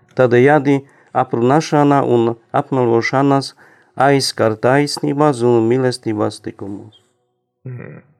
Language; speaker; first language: Latvian; non-native, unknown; Polish